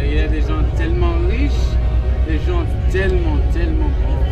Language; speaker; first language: French; non-native, fluent; English